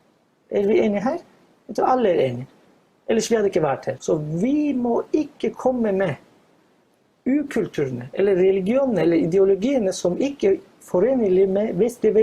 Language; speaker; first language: Norwegian; non-native, fluent; Turkish